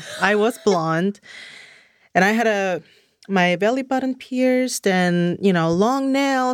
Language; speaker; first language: English; non-native, fluent; Spanish